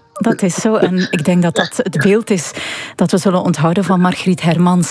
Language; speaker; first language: Dutch; native; Dutch